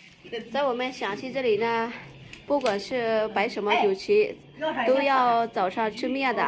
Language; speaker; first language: Chinese; non-native, fluent; Lao